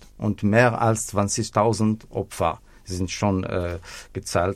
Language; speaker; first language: German; non-native, fluent; Arabic